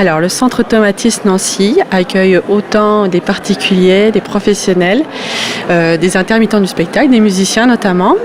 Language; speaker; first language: French; native; French